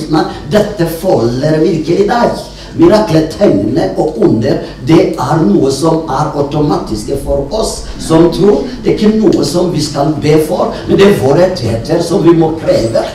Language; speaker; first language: Norwegian; non-native, fluent; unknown